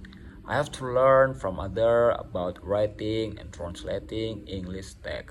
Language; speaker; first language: English; non-native, learner; Indonesian